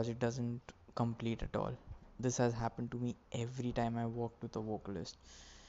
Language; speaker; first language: English; non-native, local second language; Marathi